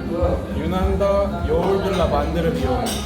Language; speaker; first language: Turkish; non-native, learner; Korean